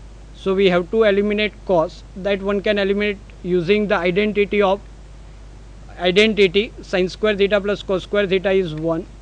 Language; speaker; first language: English; non-native, local second language; Gujarati